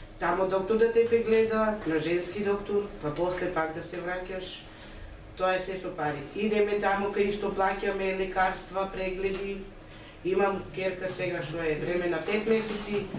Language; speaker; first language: Macedonian; non-native, local second language; Romany